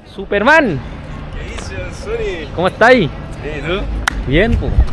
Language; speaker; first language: Spanish; non-native, fluent; Indonesian